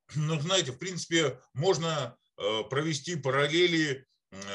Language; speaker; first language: Russian; native; Russian